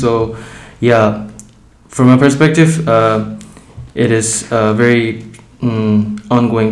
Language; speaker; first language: English; non-native, local second language; Tibetan